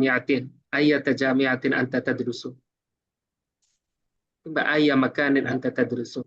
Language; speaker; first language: Arabic; non-native, fluent; Bangla